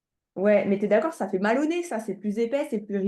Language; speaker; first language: French; native; French